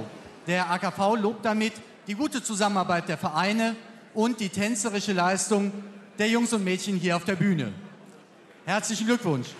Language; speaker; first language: German; native; German